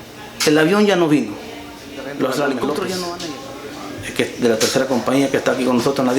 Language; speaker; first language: Spanish; native; Spanish